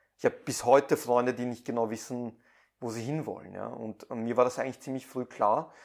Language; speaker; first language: German; early bilingual, other home language; Persian